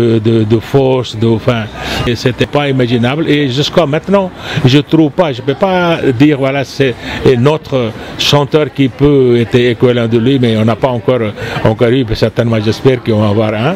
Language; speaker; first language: French; non-native, fluent; Punjabi